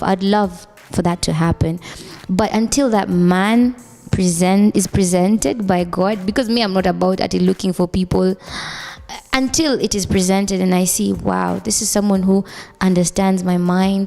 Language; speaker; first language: English; non-native, local second language; Swahili